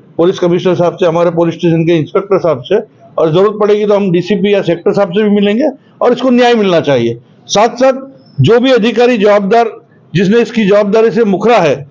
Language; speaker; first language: Hindi; non-native, local second language; Gujarati